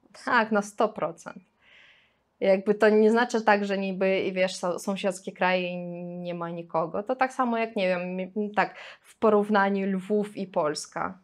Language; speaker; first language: Polish; non-native, fluent; Russian